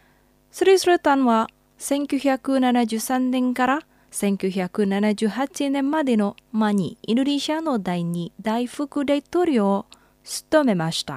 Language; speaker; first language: Japanese; non-native, fluent; Indonesian